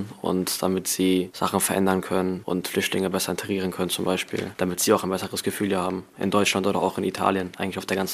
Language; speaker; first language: German; native; German